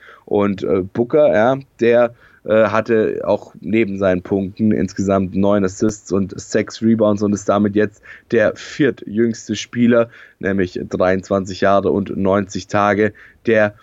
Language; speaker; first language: German; native; German